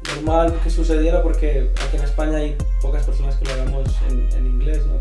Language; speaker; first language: Spanish; early bilingual, other home language; English